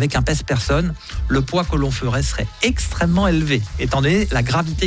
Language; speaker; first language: French; native; French